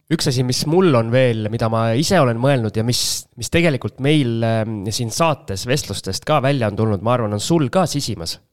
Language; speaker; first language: Estonian; native; Estonian